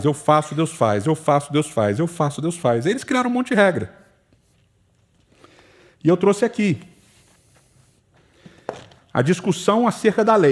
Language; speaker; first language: Portuguese; native; Portuguese